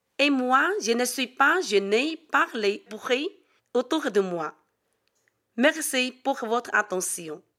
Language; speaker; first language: French; non-native, learner; Chinese